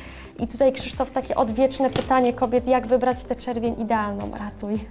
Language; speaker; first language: Polish; native; Polish